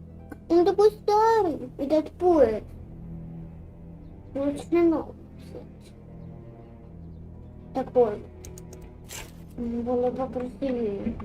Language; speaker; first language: Russian; native; Russian